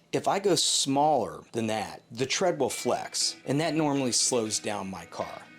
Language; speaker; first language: English; native; English